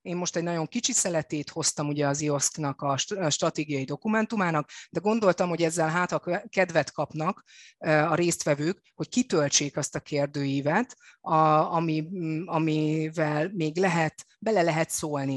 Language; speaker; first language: Hungarian; native; Hungarian